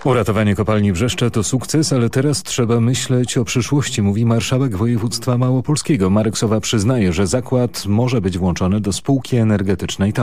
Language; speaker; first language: Polish; native; Polish